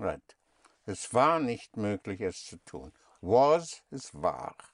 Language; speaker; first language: German; non-native, fluent; English